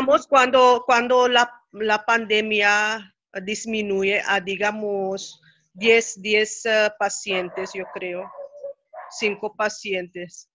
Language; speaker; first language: Spanish; non-native, fluent; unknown